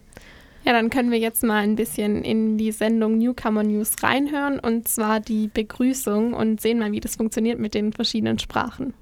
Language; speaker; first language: German; native; German